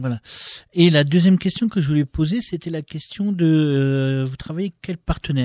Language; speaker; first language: French; native; French